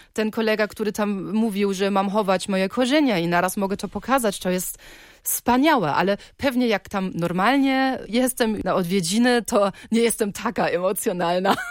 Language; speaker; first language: Polish; early bilingual, heritage; Polish